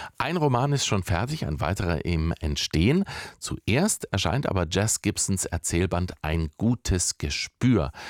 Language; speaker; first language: German; native; German